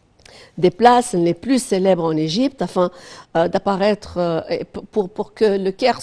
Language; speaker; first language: French; non-native, fluent; Arabic